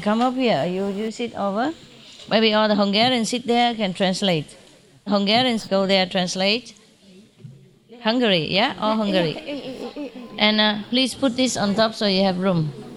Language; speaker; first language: English; non-native, fluent; Vietnamese